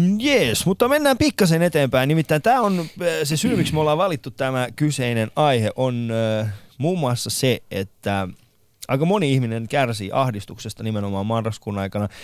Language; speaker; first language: Finnish; non-native, fluent; Persian